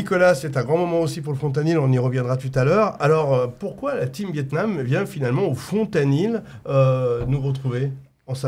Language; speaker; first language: French; native; French